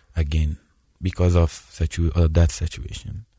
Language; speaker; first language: English; non-native, fluent; Persian